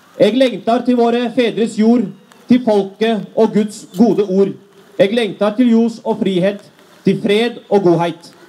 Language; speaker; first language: Norwegian; early bilingual, other home language; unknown